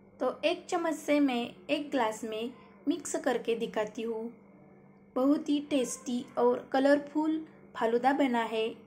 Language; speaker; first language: Hindi; non-native, local second language; Marathi